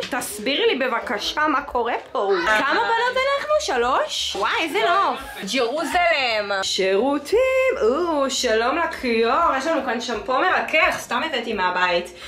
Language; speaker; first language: Hebrew; native; Hebrew